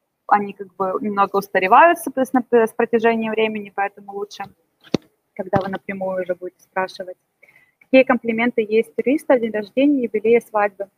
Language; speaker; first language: Russian; native; Russian